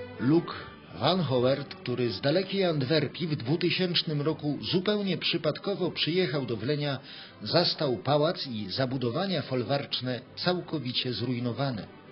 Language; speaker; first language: Polish; native; Polish